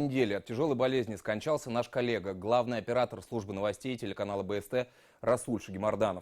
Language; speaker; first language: Russian; native; Russian